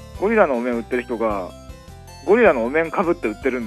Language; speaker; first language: Japanese; native; Japanese